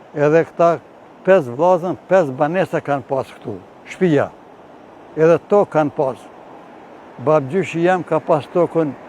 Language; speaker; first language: Albanian; native; Albanian